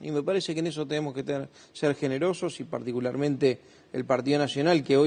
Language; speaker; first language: Spanish; native; Spanish